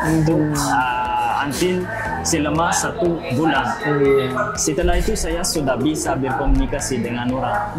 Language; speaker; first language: Indonesian; non-native, learner; Malagasy